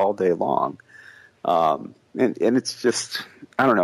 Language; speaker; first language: English; native; English